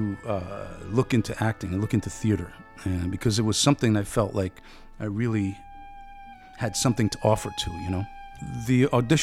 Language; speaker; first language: English; early bilingual, other home language; Italian